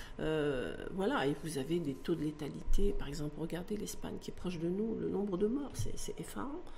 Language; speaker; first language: French; non-native, local second language; Arabic